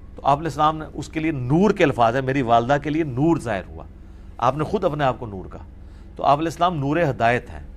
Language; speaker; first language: Urdu; non-native, local second language; Punjabi